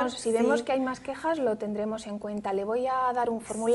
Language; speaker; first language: Spanish; native; Spanish